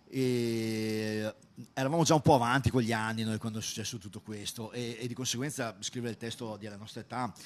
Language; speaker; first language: Italian; native; Italian